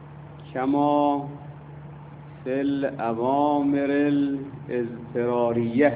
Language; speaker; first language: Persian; native; Persian